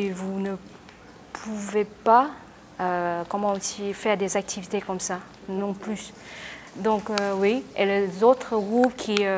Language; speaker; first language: French; non-native, learner; Vietnamese